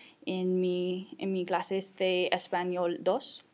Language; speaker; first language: Spanish; non-native, fluent; English